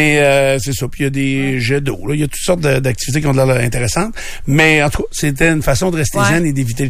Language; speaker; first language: French; native; French